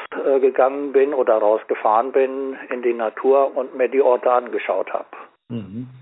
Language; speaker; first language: German; native; German